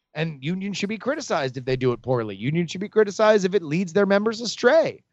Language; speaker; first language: English; native; English